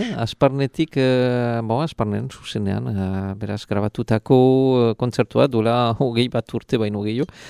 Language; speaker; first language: Basque; native; Basque